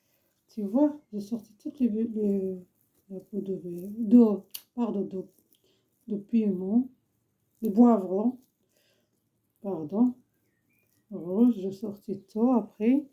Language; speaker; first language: French; non-native, learner; Arabic